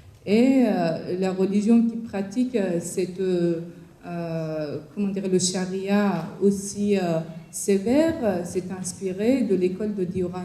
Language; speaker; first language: French; non-native, fluent; Persian